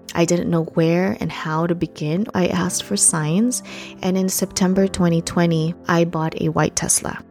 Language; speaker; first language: English; early bilingual, other home language; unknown